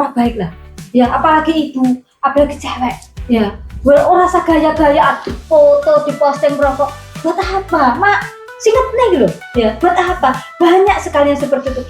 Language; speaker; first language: Indonesian; non-native, local second language; Javanese